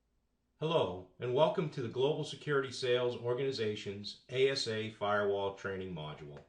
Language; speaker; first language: English; native; English